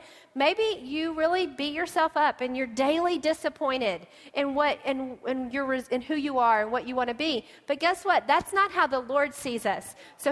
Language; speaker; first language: English; native; English